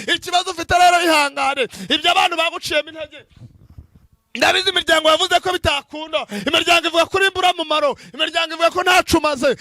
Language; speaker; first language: Kinyarwanda; native; Kinyarwanda